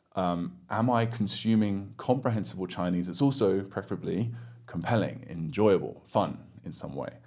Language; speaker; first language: English; native; English